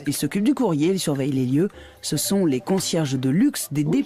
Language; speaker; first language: French; native; French